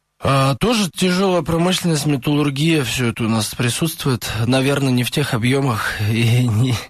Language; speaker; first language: Russian; native; Russian